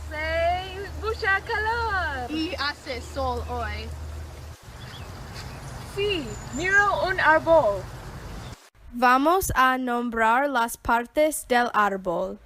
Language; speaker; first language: Spanish; non-native, learner; English